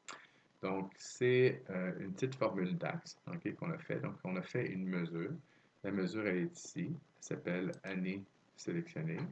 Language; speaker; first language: French; native; French